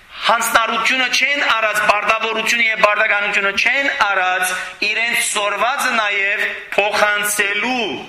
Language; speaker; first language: Armenian; early bilingual, heritage; Armenian